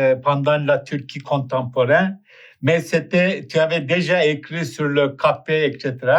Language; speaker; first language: French; non-native, fluent; Turkish